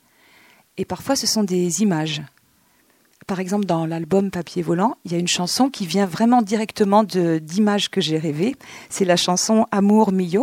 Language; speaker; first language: French; native; French